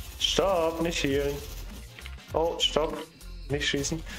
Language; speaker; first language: German; native; German